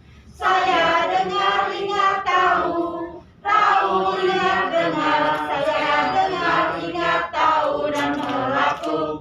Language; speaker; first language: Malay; non-native, local second language; Sundanese